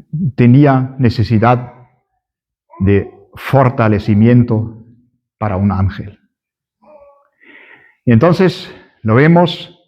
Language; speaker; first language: Spanish; non-native, fluent; German